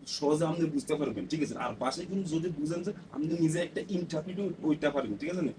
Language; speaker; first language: Bangla; non-native, learner; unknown